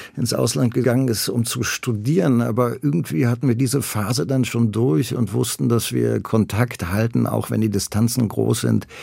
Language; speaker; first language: German; native; German